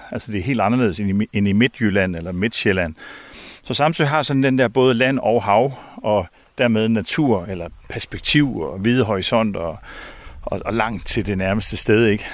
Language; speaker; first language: Danish; native; Danish